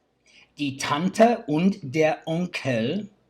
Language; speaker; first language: German; non-native, learner; English